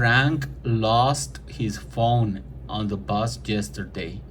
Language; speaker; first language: English; non-native, fluent; Spanish